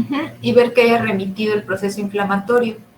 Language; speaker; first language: Spanish; native; Spanish